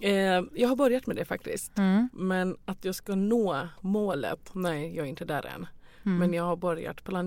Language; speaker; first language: Swedish; non-native, fluent; Persian